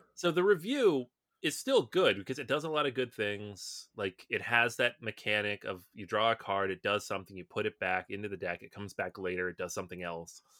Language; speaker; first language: English; native; English